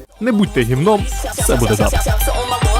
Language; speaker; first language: Ukrainian; native; Ukrainian